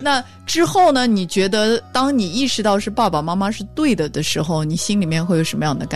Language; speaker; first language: Chinese; native; Chinese